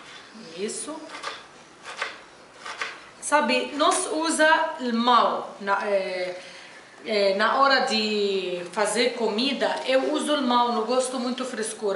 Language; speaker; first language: Portuguese; non-native, fluent; Arabic